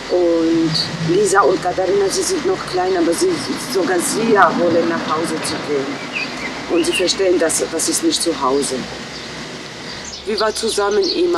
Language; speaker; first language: German; non-native, fluent; Georgian